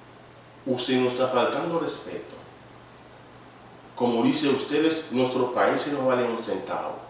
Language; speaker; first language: Spanish; non-native, learner; Haitian Creole